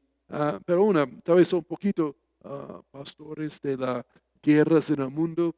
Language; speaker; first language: Spanish; non-native, fluent; English